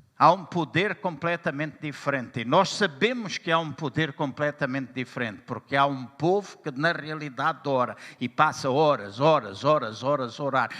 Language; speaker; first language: Portuguese; native; Portuguese